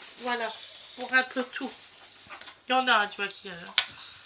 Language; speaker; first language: French; native; French